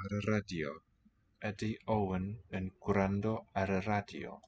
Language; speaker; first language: Welsh; non-native, learner; English